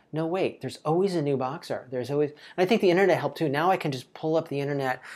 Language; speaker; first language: English; native; English